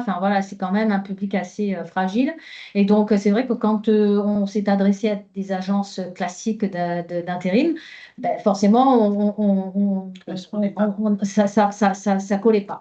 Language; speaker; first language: French; native; French